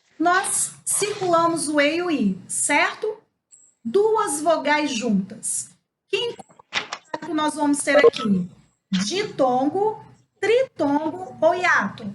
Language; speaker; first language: Portuguese; native; Portuguese